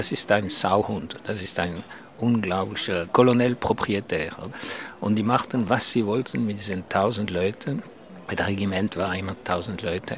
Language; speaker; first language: German; non-native, local second language; French